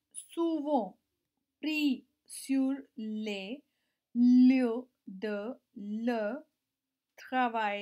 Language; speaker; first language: French; non-native, learner; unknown